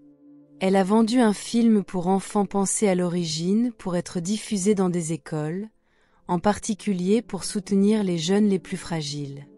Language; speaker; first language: French; native; French